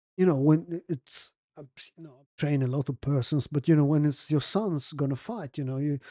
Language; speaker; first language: English; non-native, fluent; Italian